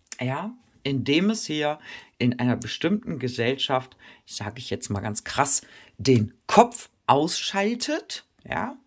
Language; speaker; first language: German; native; German